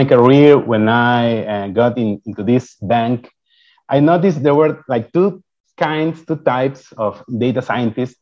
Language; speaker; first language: English; non-native, fluent; Spanish